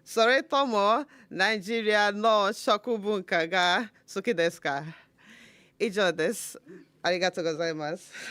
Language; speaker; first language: Japanese; non-native, learner; Igbo